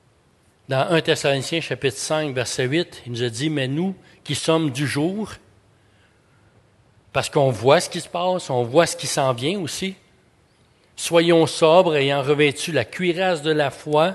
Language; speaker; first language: French; native; French